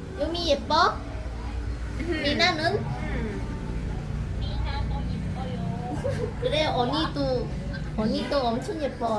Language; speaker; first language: Korean; non-native, learner; Vietnamese